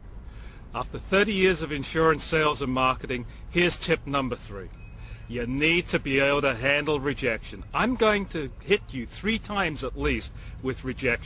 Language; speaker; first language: English; native; English